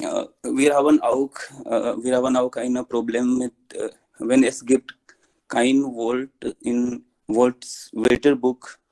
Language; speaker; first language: German; non-native, learner; Hindi